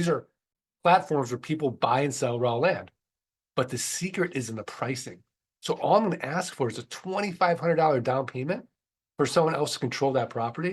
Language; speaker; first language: English; native; English